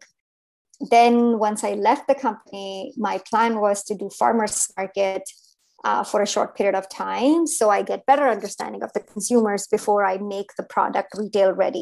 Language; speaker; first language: English; non-native, local second language; Hindi